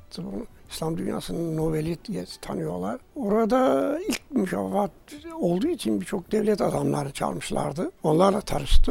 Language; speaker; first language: Turkish; native; Turkish